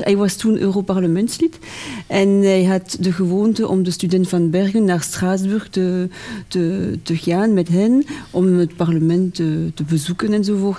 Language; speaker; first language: Dutch; non-native, local second language; French